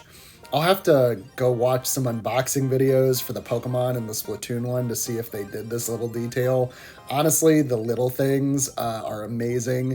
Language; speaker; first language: English; native; English